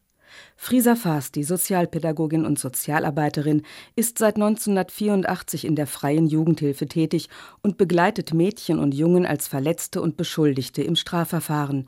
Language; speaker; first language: German; native; German